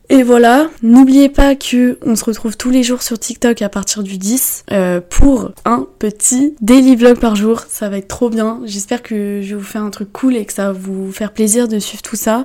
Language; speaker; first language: French; native; French